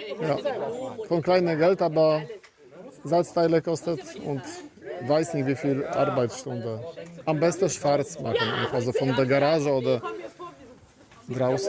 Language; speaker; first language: German; non-native, learner; Polish